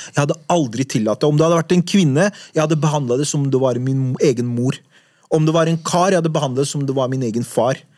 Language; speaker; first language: Norwegian; early bilingual, other home language; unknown